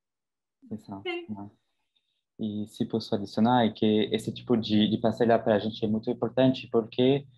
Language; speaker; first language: Portuguese; non-native, fluent; French